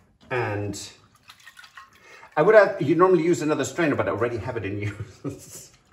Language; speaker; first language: English; non-native, fluent; German